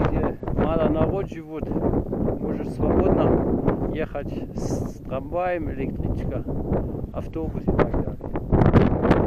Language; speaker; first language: Russian; non-native, learner; German